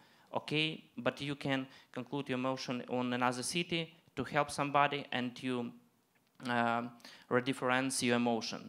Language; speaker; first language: English; non-native, learner; Ukrainian